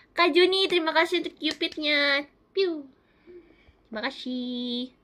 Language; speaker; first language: Indonesian; native; Indonesian